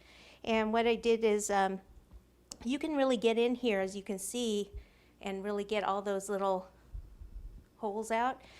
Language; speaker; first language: English; native; English